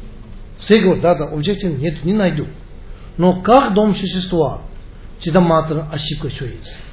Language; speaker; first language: Russian; non-native, learner; Tibetan